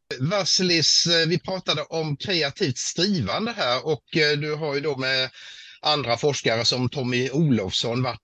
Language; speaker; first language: Swedish; native; Swedish